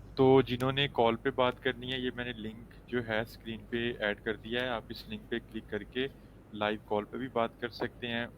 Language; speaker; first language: Urdu; non-native, local second language; Punjabi